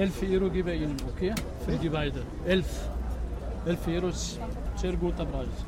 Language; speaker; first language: German; non-native, learner; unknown